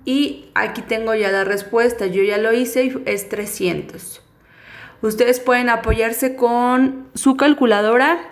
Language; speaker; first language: Spanish; native; Spanish